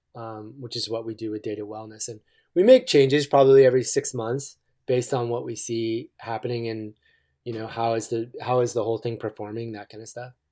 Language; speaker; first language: English; native; English